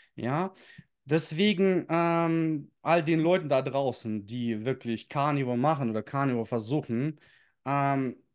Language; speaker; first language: German; early bilingual, other home language; Russian